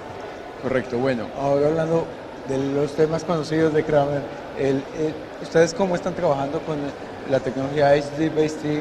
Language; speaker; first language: Spanish; native; Spanish